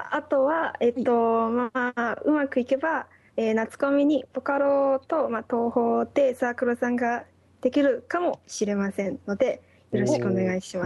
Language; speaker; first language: Japanese; non-native, fluent; Chinese